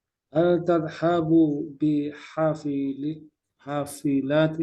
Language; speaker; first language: Arabic; non-native, learner; Indonesian